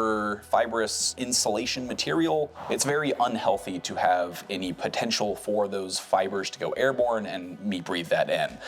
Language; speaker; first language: English; native; English